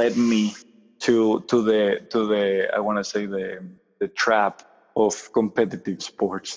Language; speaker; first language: English; non-native, fluent; Spanish